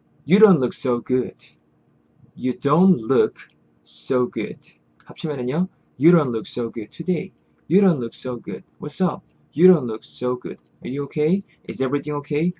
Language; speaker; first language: English; non-native, fluent; Korean